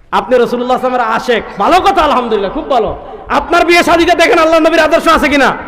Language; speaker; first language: Bangla; native; Bangla